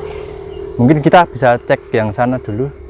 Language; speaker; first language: Indonesian; native; Indonesian